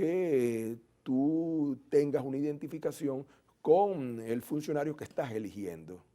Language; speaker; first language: Spanish; native; Spanish